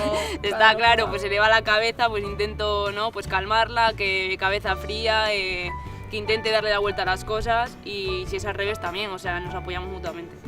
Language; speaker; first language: Spanish; native; Spanish